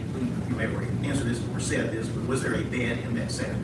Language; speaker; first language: English; native; English